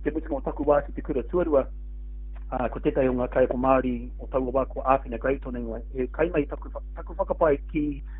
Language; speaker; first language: Māori; non-native, local second language; English